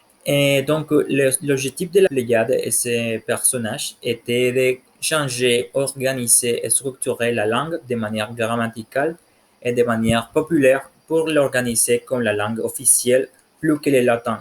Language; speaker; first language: French; non-native, learner; Spanish